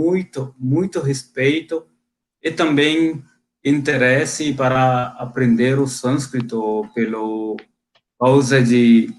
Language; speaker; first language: Portuguese; non-native, fluent; Hindi